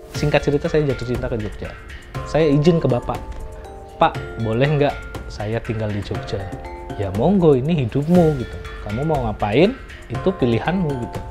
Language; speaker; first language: Indonesian; native; Indonesian